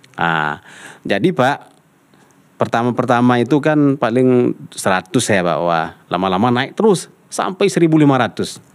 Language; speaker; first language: Indonesian; non-native, local second language; Minangkabau